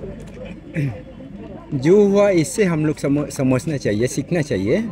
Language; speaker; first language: Hindi; non-native, local second language; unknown